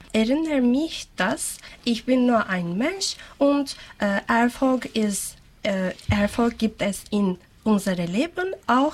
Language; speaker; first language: German; non-native, learner; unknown